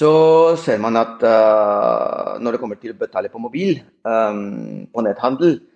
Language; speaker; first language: Norwegian; non-native, fluent; Spanish